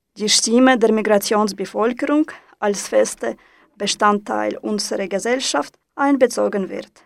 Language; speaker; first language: German; non-native, fluent; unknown